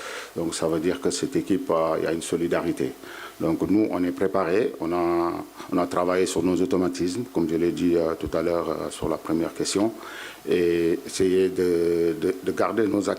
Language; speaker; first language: French; non-native, local second language; Wolof